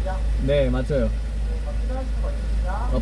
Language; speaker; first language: Korean; non-native, learner; Spanish